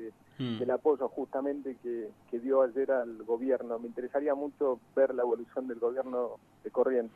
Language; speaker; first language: Spanish; native; Spanish